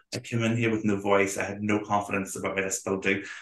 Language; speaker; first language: English; native; English